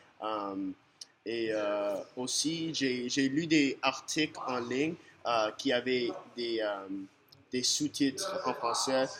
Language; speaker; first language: French; non-native, local second language; English